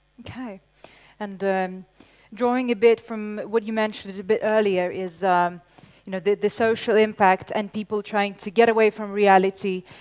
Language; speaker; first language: English; non-native, fluent; Ukrainian